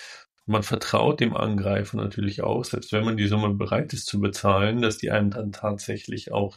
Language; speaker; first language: German; native; German